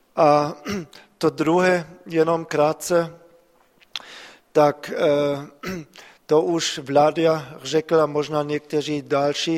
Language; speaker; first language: Czech; non-native, fluent; German